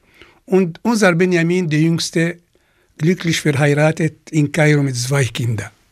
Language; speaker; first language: German; non-native, fluent; Arabic